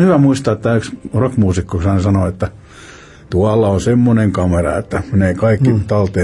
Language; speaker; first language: Finnish; native; Finnish